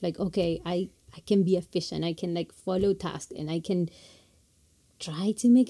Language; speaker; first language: English; non-native, fluent; Spanish